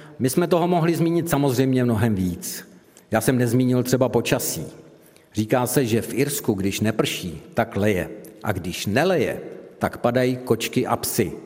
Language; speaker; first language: Czech; native; Czech